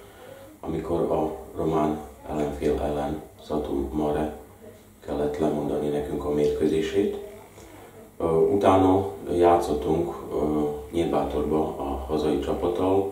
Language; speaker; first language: Hungarian; non-native, fluent; Slovak